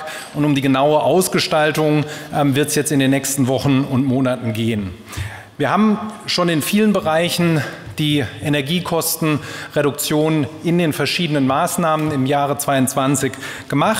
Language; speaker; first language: German; native; German